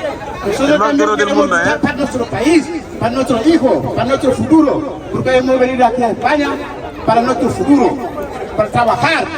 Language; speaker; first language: Spanish; non-native, learner; Wolof